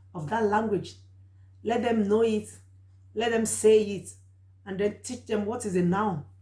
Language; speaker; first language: English; non-native, local second language; Yoruba